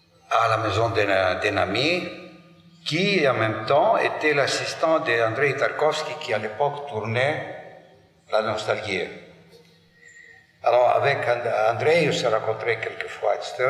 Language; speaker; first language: French; non-native, fluent; Greek